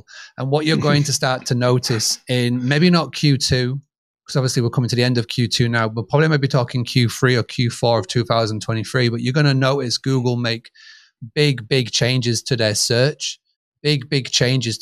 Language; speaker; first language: English; native; English